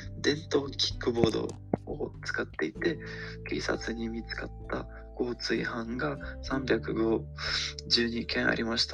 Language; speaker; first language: Japanese; non-native, learner; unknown